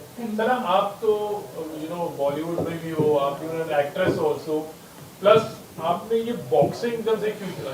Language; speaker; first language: Hindi; native; Hindi